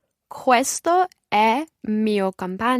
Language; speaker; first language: Italian; non-native, learner; English